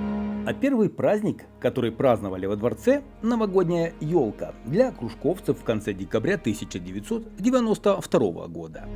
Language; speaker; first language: Russian; native; Russian